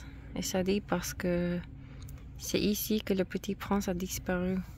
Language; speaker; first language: French; non-native, learner; English